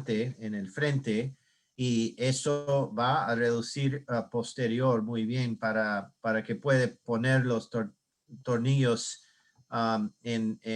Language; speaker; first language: Spanish; non-native, learner; English